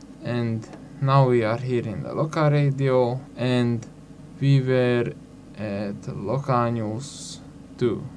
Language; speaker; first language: English; non-native, learner; Hungarian